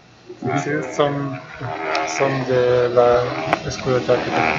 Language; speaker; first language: Spanish; non-native, fluent; German